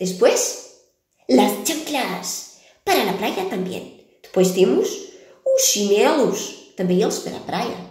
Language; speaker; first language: Spanish; non-native, fluent; Portuguese